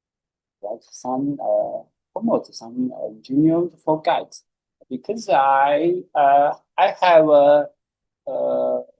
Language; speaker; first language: English; non-native, learner; Chinese